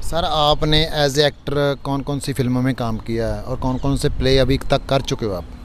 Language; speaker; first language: Hindi; non-native, local second language; Punjabi